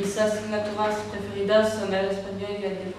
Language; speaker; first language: Spanish; non-native, learner; French